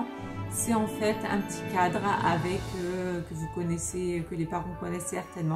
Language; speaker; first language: French; native; French